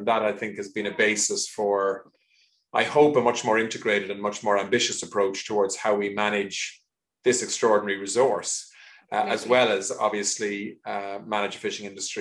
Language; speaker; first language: English; native; English